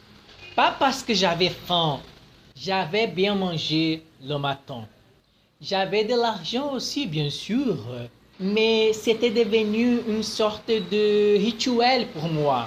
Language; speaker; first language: French; non-native, fluent; Portuguese